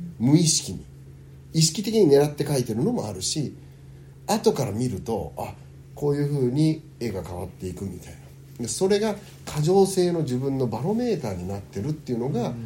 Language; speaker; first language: Japanese; early bilingual, heritage; Japanese